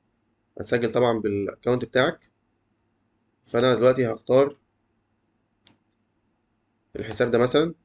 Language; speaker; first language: Arabic; native; Arabic